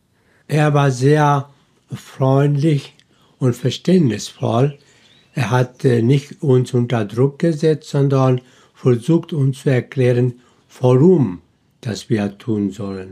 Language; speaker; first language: German; non-native, fluent; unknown